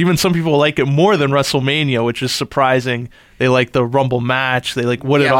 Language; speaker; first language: English; native; English